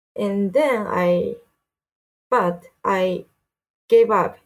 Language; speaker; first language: English; non-native, learner; Japanese